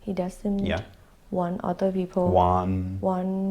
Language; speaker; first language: English; non-native, learner; Thai